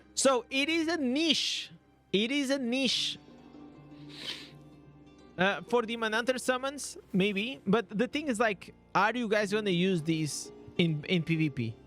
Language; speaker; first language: English; non-native, fluent; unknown